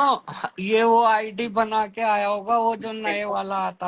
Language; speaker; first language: Hindi; native; Hindi